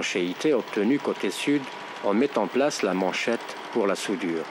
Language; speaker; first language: French; non-native, local second language; Arabic